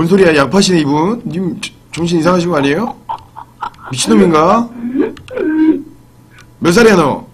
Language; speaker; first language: Korean; native; Korean